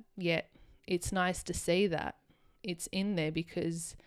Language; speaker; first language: English; native; English